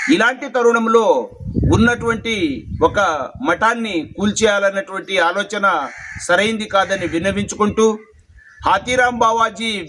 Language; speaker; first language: Telugu; non-native, local second language; Lambadi